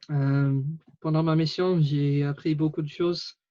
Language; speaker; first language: French; non-native, fluent; English